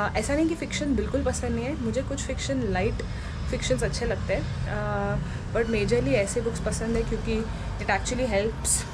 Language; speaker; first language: Hindi; non-native, local second language; Tulu